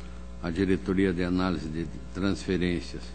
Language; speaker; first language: Portuguese; native; Portuguese